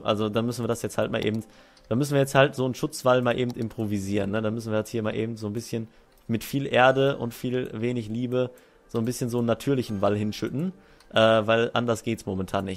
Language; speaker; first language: German; native; German